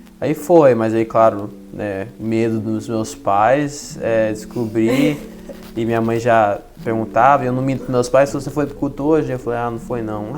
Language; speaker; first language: Portuguese; early bilingual, heritage; Portuguese